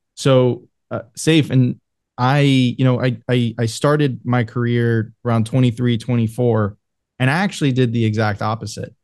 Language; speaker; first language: English; non-native, fluent; Spanish